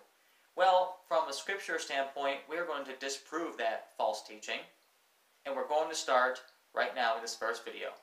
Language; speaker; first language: English; native; English